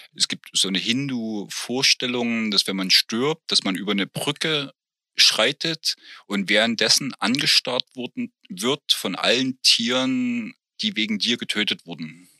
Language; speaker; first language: German; native; German